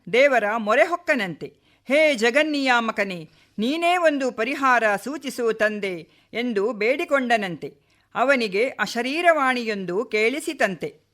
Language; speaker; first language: Kannada; native; Kannada